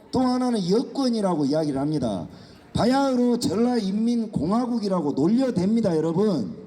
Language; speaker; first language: Korean; native; Korean